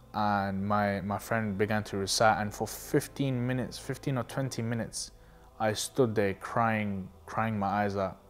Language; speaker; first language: English; native; English